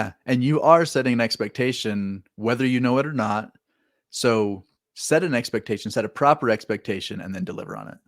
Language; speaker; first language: English; native; English